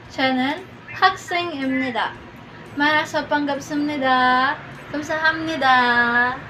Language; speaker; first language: Korean; non-native, learner; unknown